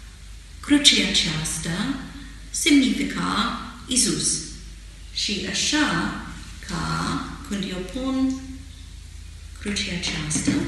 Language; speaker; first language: Romanian; non-native, fluent; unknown